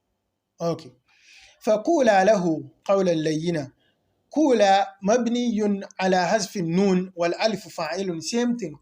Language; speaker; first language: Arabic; non-native, fluent; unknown